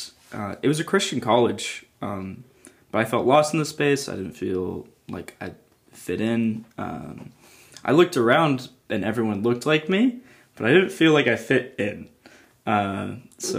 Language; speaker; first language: English; native; English